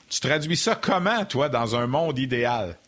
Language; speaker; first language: French; native; French